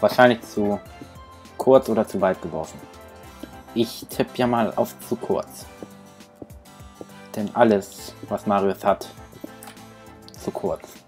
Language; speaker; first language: German; native; German